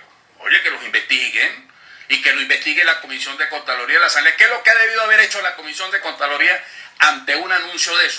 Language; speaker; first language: Spanish; native; Spanish